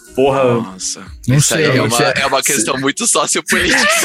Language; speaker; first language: Portuguese; native; Portuguese